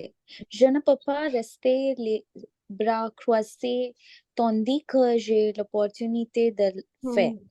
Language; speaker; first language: French; non-native, learner; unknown